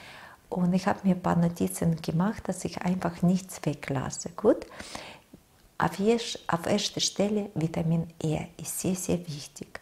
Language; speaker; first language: German; non-native, fluent; Russian